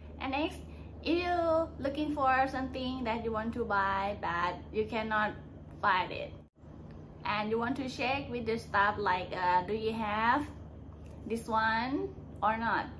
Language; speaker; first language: English; non-native, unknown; Thai